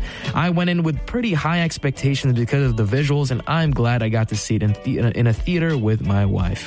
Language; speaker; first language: English; native; English